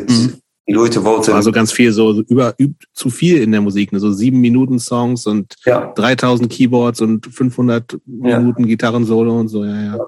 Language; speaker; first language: German; native; German